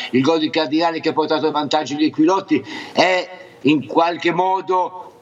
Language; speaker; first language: Italian; native; Italian